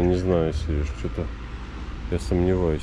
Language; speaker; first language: Russian; native; Russian